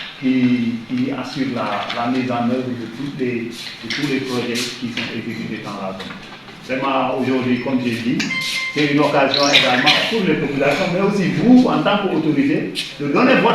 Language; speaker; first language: French; non-native, local second language; Wolof